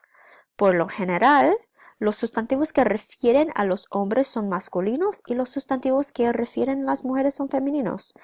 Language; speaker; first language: Spanish; non-native, fluent; English